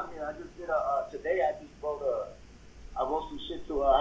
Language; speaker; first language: English; early bilingual, other home language; Spanish